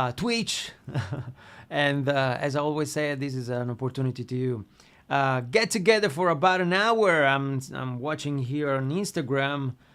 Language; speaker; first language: English; non-native, fluent; Italian